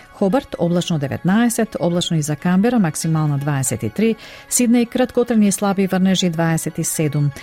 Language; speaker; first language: Macedonian; native; Macedonian